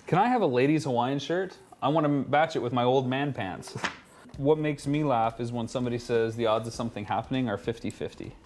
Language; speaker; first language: English; native; English